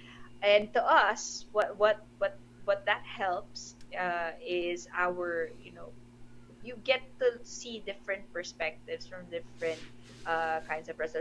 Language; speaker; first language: English; non-native, local second language; Filipino